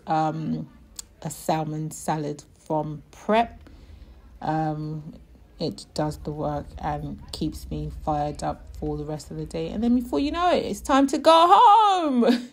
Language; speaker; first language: English; native; English